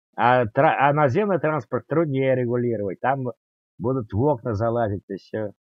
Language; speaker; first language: Russian; native; Russian